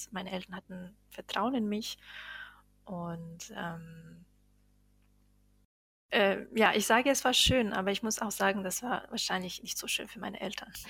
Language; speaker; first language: German; non-native, fluent; Bosnian